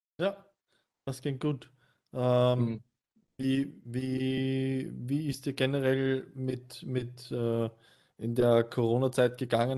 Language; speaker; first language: German; native; German